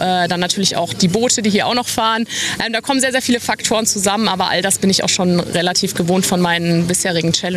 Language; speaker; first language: German; native; German